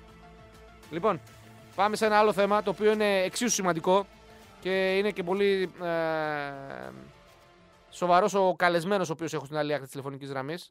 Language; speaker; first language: Greek; native; Greek